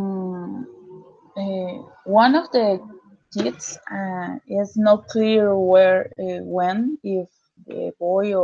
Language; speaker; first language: English; non-native, learner; Spanish